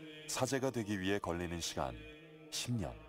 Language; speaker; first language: Korean; native; Korean